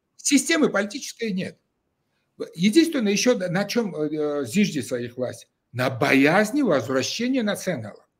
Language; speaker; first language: Russian; non-native, local second language; Georgian